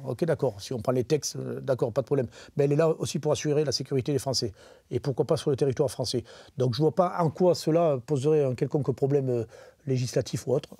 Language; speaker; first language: French; native; French